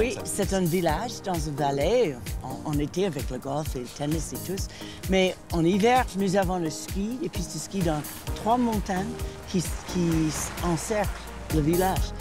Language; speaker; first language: French; non-native, fluent; English